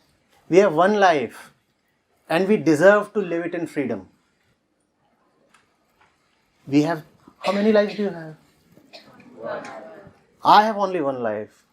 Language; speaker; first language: English; non-native, local second language; Hindi